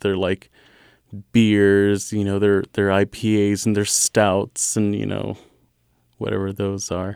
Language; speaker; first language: English; native; English